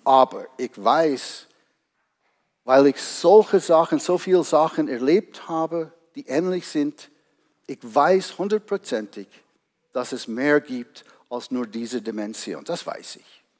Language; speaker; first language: German; non-native, fluent; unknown